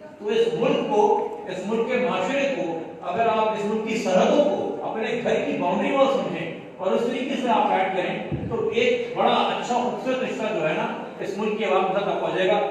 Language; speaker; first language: Urdu; non-native, local second language; Sindhi